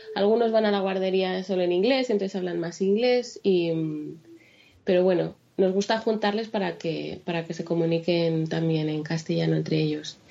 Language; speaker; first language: Spanish; native; Spanish